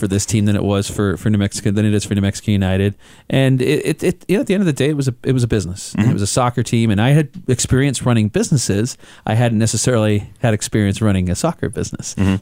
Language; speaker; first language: English; native; English